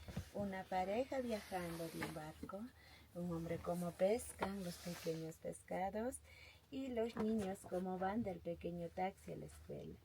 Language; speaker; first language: Spanish; non-native, local second language; Aymara